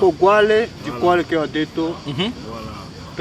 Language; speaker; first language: Italian; non-native, fluent; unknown